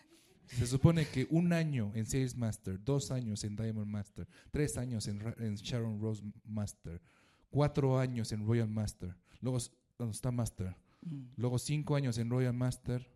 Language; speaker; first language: Spanish; native; Spanish